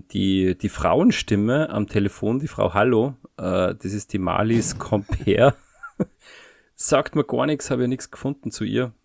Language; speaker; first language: German; native; German